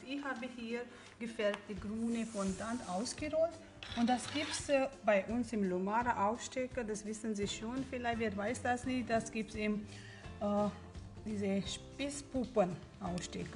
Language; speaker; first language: German; non-native, learner; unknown